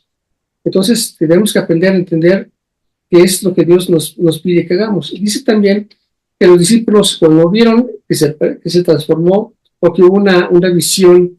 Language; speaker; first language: Spanish; native; Spanish